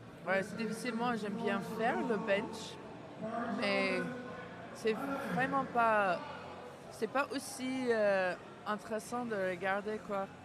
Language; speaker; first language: French; non-native, fluent; English